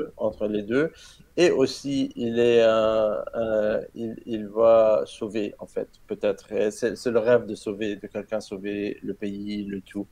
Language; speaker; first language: French; non-native, learner; Arabic